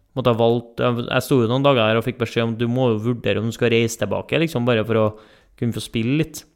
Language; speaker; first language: Norwegian; native; Norwegian